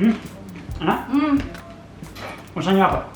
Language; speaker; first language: Indonesian; non-native, learner; English